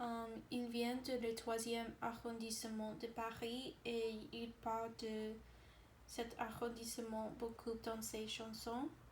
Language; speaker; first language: French; non-native, learner; English